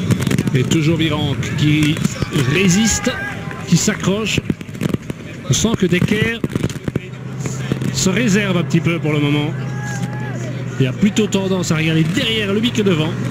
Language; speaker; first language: French; native; French